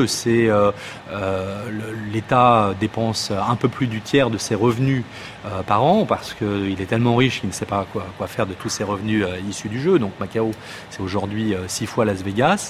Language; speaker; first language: French; native; French